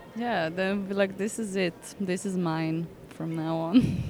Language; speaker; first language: English; non-native, fluent; Croatian